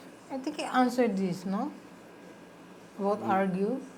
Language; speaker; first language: English; non-native, local second language; Cebuano